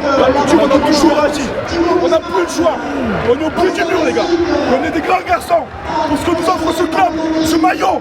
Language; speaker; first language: French; native; French